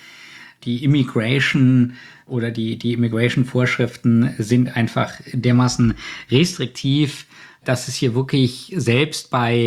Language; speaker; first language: German; native; German